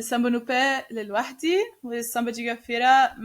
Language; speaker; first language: Arabic; non-native, learner; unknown